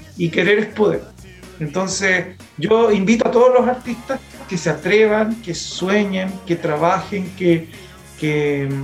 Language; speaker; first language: Spanish; native; Spanish